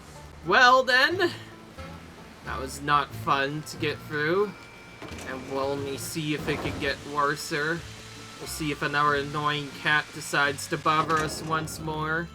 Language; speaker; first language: English; native; English